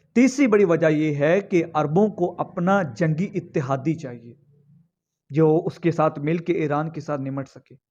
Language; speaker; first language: Urdu; non-native, local second language; Punjabi